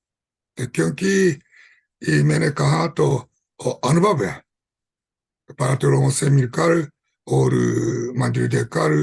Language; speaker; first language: Hindi; non-native, fluent; Japanese